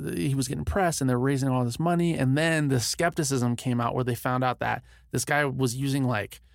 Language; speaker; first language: English; early bilingual, other home language; Ganda